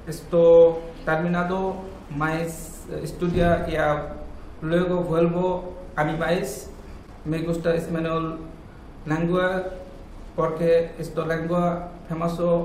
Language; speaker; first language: Spanish; non-native, learner; Bangla